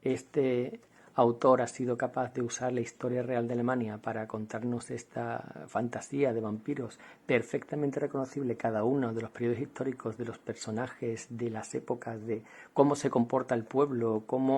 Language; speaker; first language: Spanish; native; Spanish